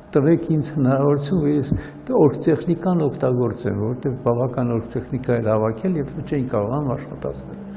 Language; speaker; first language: Armenian; native; Armenian